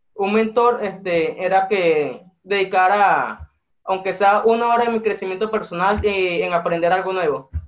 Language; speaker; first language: Spanish; native; Spanish